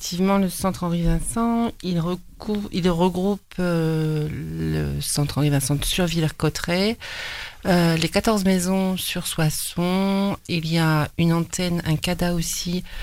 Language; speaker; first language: French; native; French